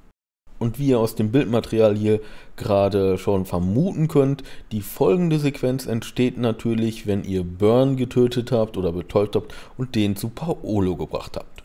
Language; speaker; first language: German; native; German